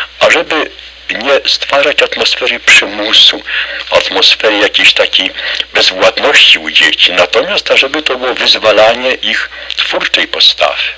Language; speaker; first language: Polish; native; Polish